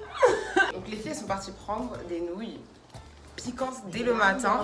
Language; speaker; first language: French; native; French